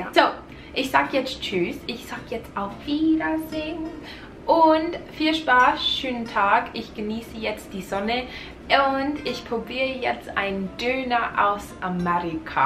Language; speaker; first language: German; non-native, fluent; English